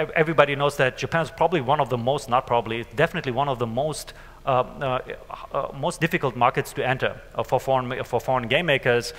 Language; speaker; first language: English; non-native, fluent; German